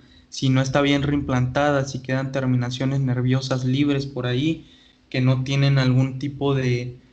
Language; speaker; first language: Spanish; native; Spanish